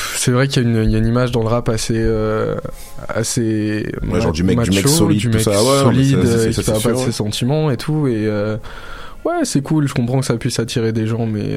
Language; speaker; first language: French; native; French